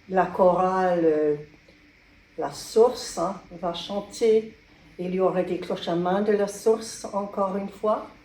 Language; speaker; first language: French; non-native, learner; English